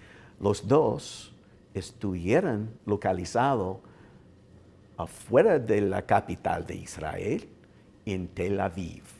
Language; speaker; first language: Spanish; non-native, learner; English